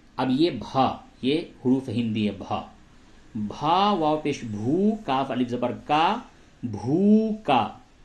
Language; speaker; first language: Hindi; native; Hindi